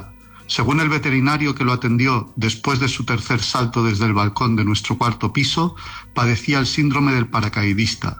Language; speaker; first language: Spanish; native; Spanish